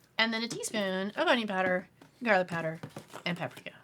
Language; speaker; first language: English; native; English